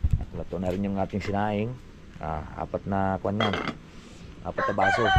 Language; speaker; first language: Filipino; non-native, local second language; Cebuano